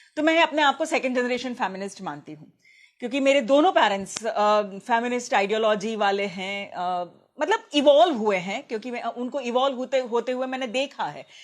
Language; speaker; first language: Hindi; non-native, local second language; Gujarati